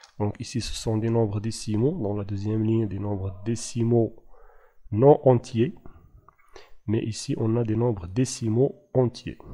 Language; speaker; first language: French; non-native, local second language; Arabic